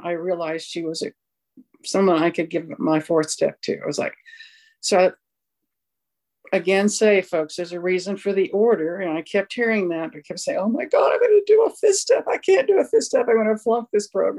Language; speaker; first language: English; native; English